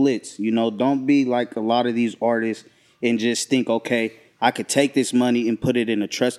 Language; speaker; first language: English; native; English